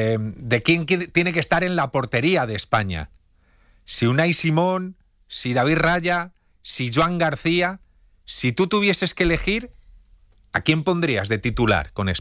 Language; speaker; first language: Spanish; native; Spanish